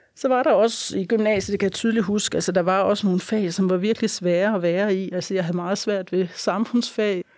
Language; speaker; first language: Danish; native; Danish